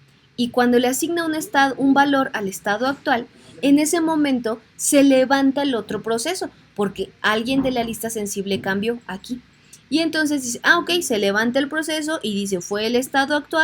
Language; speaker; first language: Spanish; native; Spanish